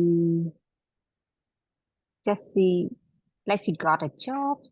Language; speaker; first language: English; non-native, learner; Khmer